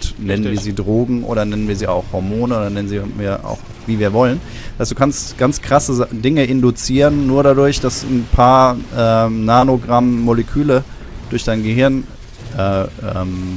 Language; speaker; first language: German; native; German